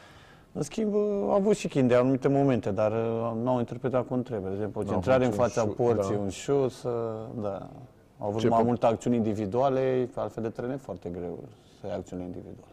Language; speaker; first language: Romanian; native; Romanian